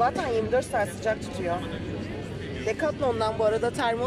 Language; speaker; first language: Turkish; native; Turkish